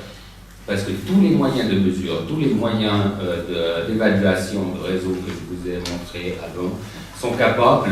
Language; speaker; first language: French; native; French